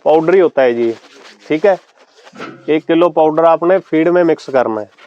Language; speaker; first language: Hindi; non-native, local second language; Punjabi